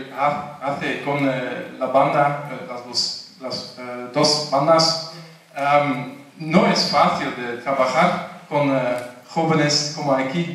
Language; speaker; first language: Spanish; non-native, learner; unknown